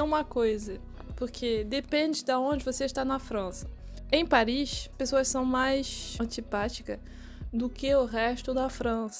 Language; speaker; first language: Portuguese; non-native, fluent; French